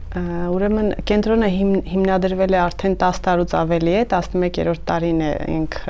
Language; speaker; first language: Armenian; native; Armenian